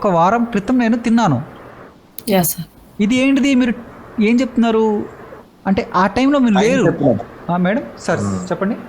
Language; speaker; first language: Telugu; native; Telugu